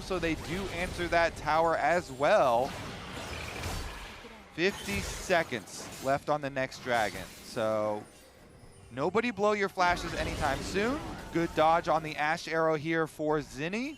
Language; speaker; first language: English; native; English